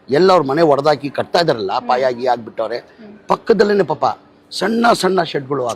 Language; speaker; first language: Kannada; non-native, local second language; Urdu